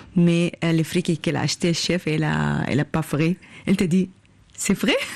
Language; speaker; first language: French; non-native, fluent; Arabic